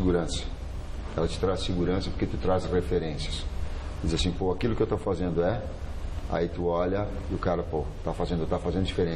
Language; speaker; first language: Portuguese; native; Portuguese